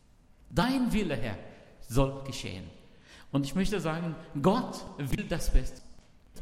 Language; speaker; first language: German; non-native, learner; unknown